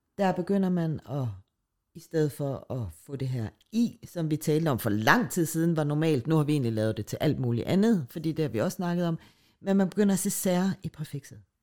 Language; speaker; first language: Danish; native; Danish